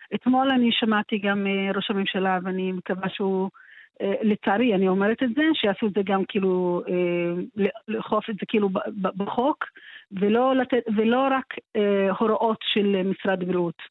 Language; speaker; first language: Hebrew; native; Hebrew